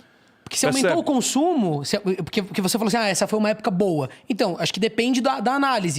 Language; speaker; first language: Portuguese; native; Portuguese